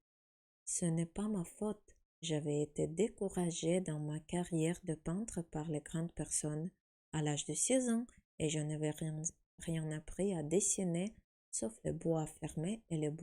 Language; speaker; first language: French; non-native, fluent; Ukrainian